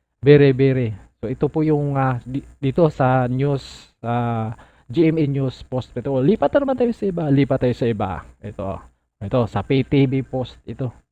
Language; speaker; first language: Filipino; non-native, local second language; Cebuano